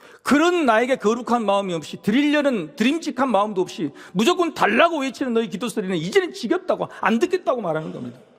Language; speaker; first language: Korean; native; Korean